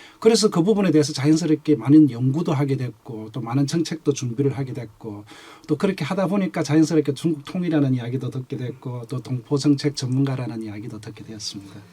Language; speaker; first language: Korean; native; Korean